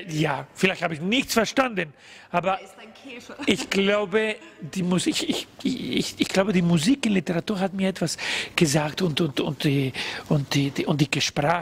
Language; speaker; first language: German; non-native, learner; Spanish